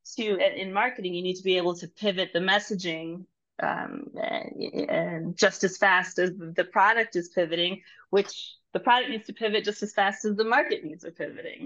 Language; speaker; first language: English; native; English